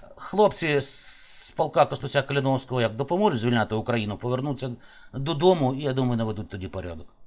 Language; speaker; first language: Ukrainian; native; Ukrainian